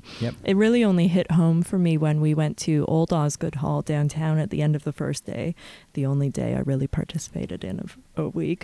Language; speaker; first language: English; native; English